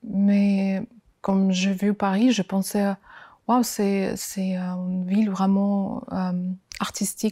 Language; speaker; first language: French; non-native, fluent; Ukrainian